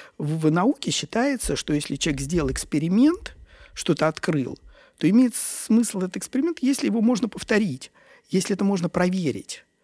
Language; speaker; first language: Russian; native; Russian